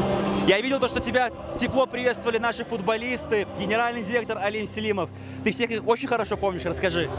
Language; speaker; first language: Russian; native; Russian